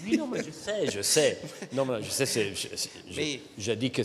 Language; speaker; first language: French; non-native, fluent; Italian